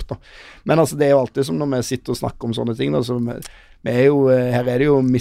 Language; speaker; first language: Norwegian; native; Norwegian